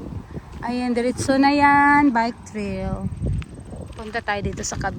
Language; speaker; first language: Filipino; non-native, local second language; Cebuano